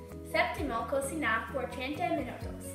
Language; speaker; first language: Spanish; non-native, learner; English